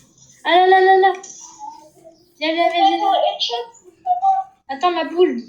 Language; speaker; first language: French; native; French